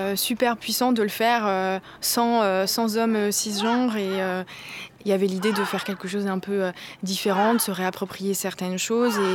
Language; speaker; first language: French; native; French